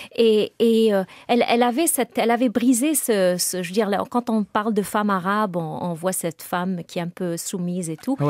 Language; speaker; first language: French; non-native, local second language; Arabic